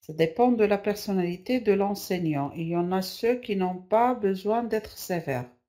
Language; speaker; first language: French; non-native, local second language; Arabic